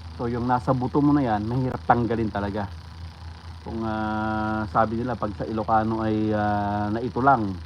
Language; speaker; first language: Filipino; non-native, local second language; Iloko